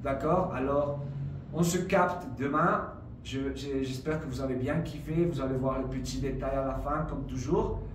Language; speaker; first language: French; non-native, fluent; Spanish